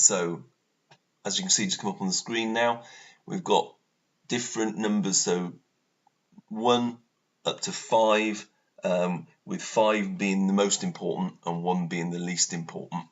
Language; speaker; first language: English; native; English